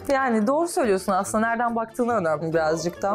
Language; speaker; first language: Turkish; non-native, fluent; Russian